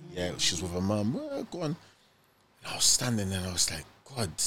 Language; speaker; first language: English; early bilingual, other home language; German